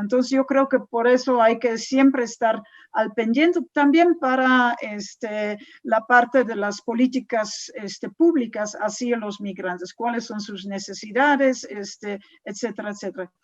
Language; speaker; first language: Spanish; non-native, fluent; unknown